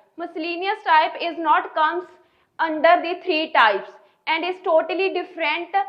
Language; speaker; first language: English; non-native, local second language; Punjabi